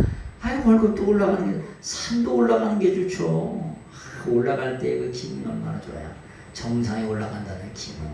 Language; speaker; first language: Korean; native; Korean